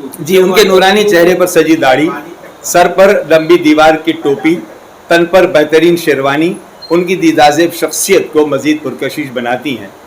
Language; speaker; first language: Urdu; native; Urdu